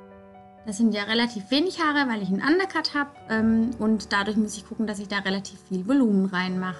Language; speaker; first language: German; native; German